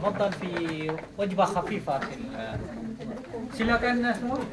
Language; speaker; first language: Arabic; non-native, fluent; Malay